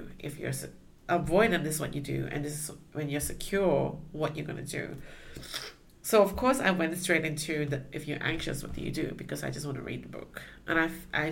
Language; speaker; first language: English; non-native, local second language; Chinese